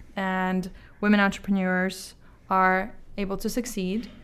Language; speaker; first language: English; non-native, fluent; Azerbaijani